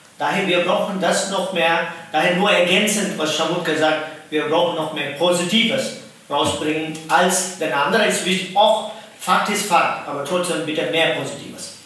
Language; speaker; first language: German; non-native, fluent; Tamil